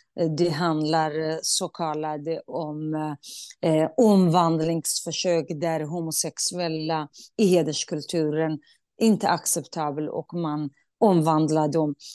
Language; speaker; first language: Swedish; non-native, fluent; Central Kurdish